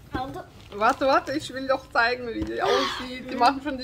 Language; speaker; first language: German; non-native, fluent; Russian